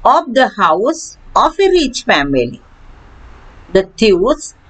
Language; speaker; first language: English; non-native, local second language; Marathi